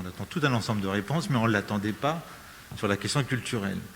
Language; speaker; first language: French; native; French